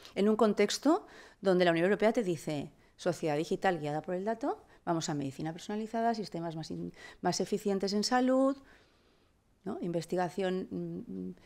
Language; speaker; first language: Spanish; non-native, local second language; Catalan